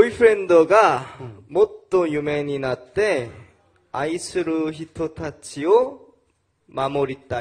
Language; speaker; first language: Japanese; non-native, learner; Korean